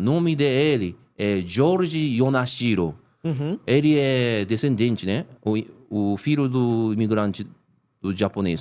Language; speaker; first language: Portuguese; non-native, learner; Japanese